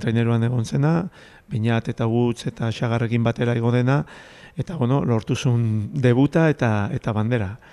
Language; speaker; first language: Basque; native; Basque